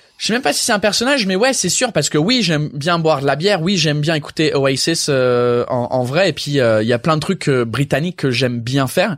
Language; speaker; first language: French; non-native, fluent; English